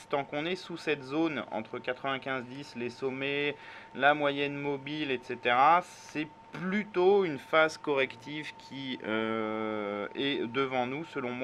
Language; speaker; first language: French; native; French